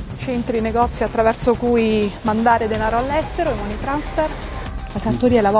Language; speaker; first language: Italian; native; Italian